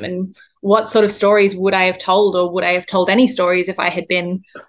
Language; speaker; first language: English; native; English